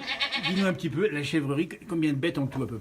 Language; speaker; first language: French; native; French